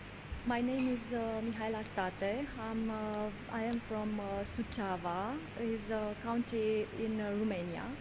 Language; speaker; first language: English; non-native, learner; Romanian